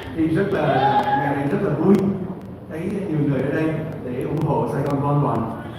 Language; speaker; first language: Vietnamese; early bilingual, heritage; Vietnamese